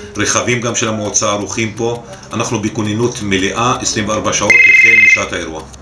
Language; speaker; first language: Hebrew; non-native, local second language; Arabic